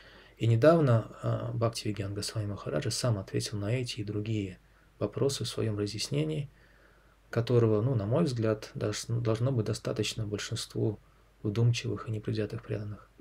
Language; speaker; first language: Russian; native; Russian